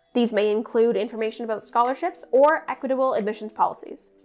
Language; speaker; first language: English; native; English